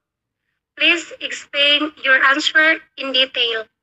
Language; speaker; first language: English; non-native, learner; Indonesian